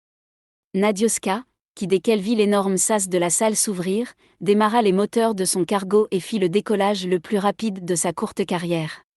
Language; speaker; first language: French; native; French